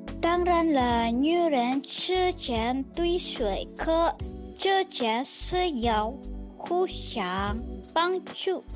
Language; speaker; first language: Chinese; non-native, learner; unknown